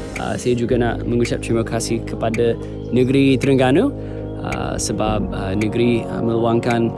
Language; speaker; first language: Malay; non-native, fluent; English